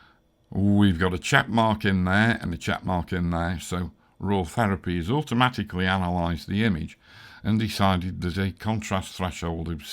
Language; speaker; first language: English; native; English